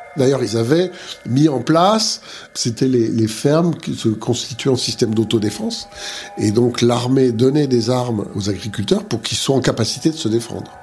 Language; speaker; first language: French; native; French